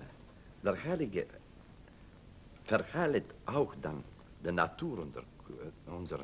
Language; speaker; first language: German; non-native, learner; Russian